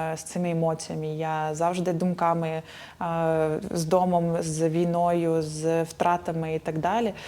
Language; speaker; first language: Ukrainian; native; Ukrainian